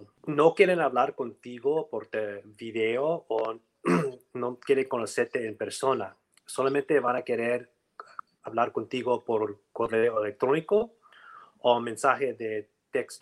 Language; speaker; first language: Spanish; non-native, learner; English